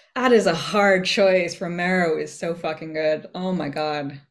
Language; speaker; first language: English; native; English